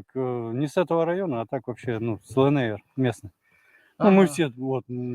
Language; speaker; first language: Russian; native; Russian